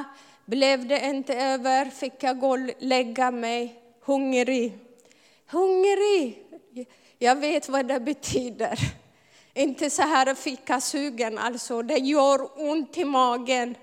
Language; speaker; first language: Swedish; non-native, fluent; Amharic